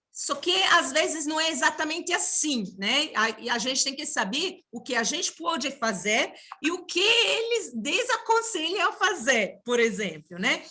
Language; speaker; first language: Portuguese; non-native, fluent; Italian